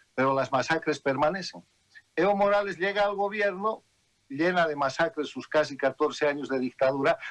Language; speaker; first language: Spanish; native; Spanish